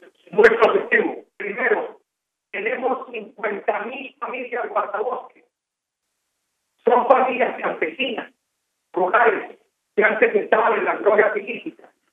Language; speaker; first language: Spanish; native; Spanish